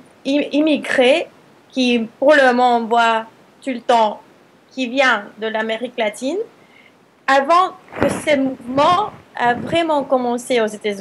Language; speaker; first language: French; non-native, fluent; Spanish